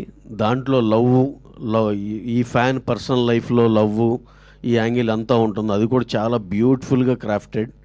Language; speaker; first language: Telugu; native; Telugu